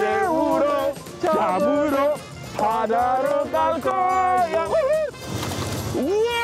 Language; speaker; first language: Korean; non-native, fluent; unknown